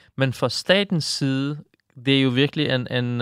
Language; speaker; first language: Danish; non-native, fluent; Persian